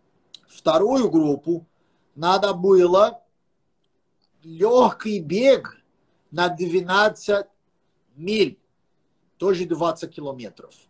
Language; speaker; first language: Russian; non-native, fluent; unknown